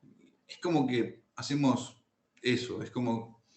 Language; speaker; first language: Spanish; native; Spanish